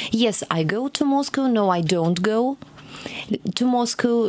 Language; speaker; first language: English; non-native, fluent; Russian